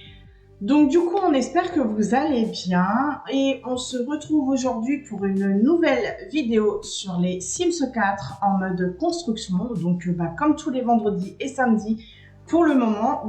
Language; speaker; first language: French; native; French